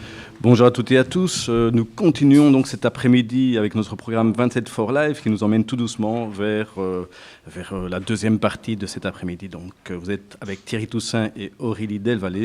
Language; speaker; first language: French; native; French